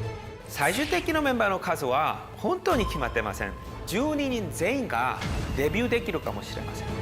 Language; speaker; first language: Japanese; non-native, learner; Korean